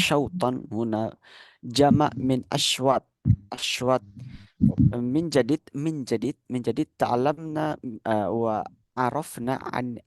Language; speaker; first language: Arabic; non-native, fluent; Indonesian